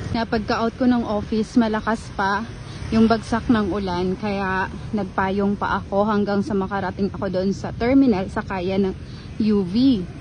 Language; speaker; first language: Filipino; non-native, local second language; Bikol